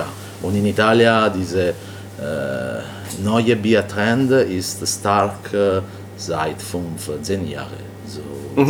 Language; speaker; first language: German; non-native, learner; Italian